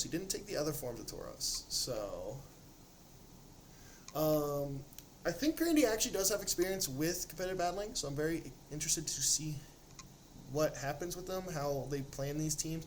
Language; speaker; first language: English; native; English